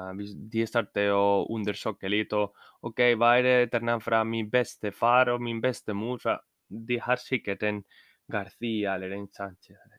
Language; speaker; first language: Norwegian; non-native, learner; Spanish